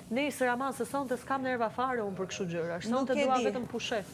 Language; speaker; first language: Albanian; native; Albanian